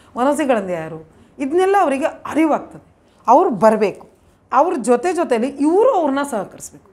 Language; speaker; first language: Kannada; non-native, local second language; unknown